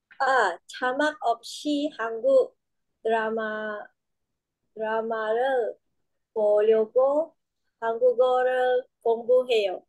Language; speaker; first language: Korean; non-native, learner; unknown